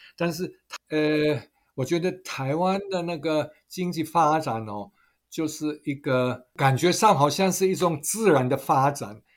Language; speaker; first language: Chinese; non-native, fluent; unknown